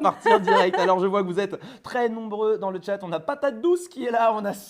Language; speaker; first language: French; native; French